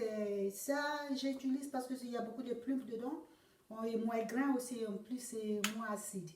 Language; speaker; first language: French; non-native, learner; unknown